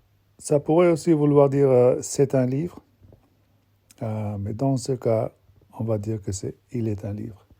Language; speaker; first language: French; non-native, fluent; English